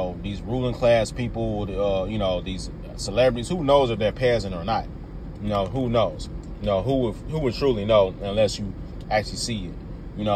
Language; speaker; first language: English; native; English